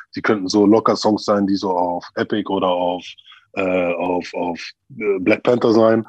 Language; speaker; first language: German; native; German